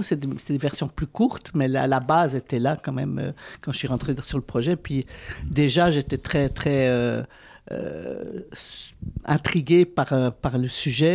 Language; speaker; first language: French; native; French